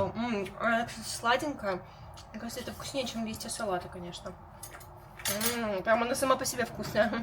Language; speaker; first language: Russian; native; Russian